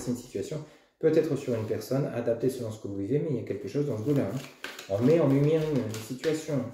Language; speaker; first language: French; native; French